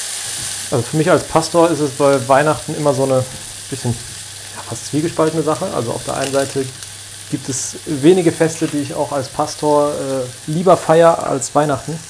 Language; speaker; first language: German; native; German